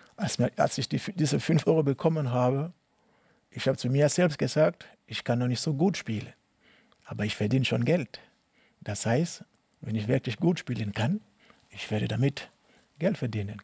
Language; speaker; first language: German; non-native, learner; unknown